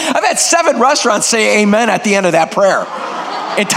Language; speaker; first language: English; non-native, fluent; Greek